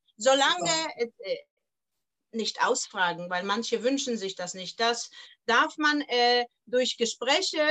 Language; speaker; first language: German; non-native, fluent; Polish